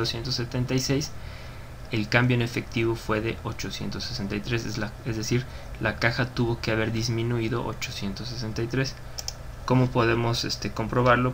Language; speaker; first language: Spanish; native; Spanish